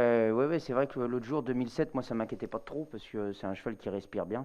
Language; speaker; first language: French; native; French